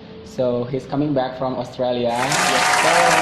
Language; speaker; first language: English; non-native, fluent; Indonesian